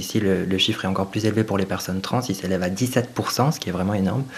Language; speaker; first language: French; native; French